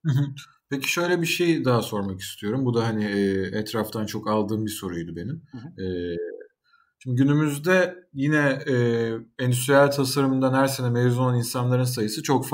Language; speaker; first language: Turkish; native; Turkish